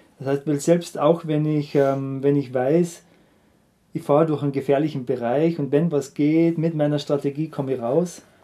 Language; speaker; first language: German; native; German